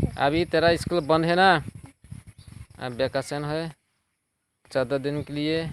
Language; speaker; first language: Hindi; non-native, local second language; Kok Borok